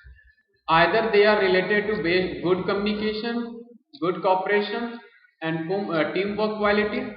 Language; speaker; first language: English; non-native, local second language; Hindi